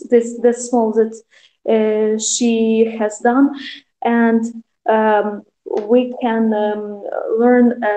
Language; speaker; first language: English; non-native, learner; Russian